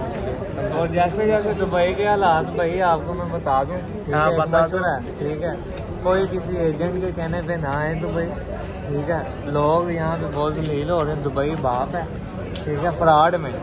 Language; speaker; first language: Hindi; non-native, local second language; Punjabi